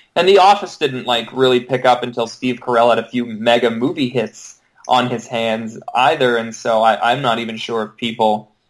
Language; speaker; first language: English; native; English